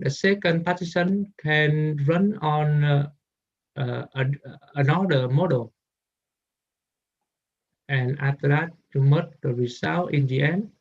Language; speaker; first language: English; non-native, learner; Vietnamese